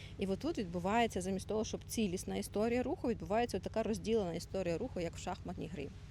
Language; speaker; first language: Ukrainian; non-native, local second language; Russian